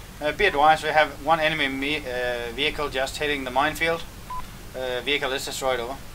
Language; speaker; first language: English; non-native, fluent; Danish